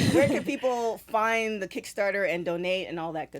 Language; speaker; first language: English; native; English